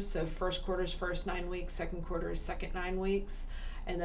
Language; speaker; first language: English; native; English